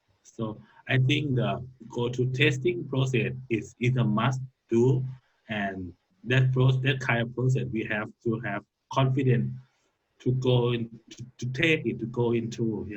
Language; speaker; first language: English; non-native, learner; Thai